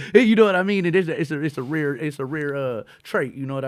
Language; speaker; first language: English; native; English